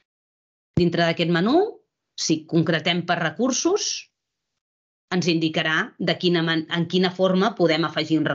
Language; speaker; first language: Catalan; native; Catalan